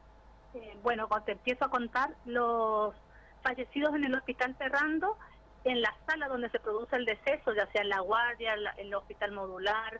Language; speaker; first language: Spanish; native; Spanish